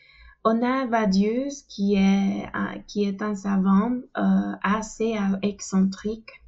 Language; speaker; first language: French; non-native, fluent; Spanish